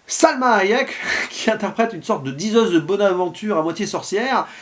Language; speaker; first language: French; native; French